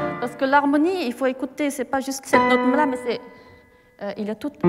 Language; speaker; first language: French; non-native, fluent; Japanese